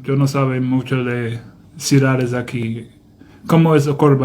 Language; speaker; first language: Spanish; non-native, learner; English